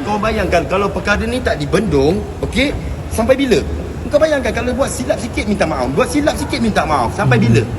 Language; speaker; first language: Malay; native; Malay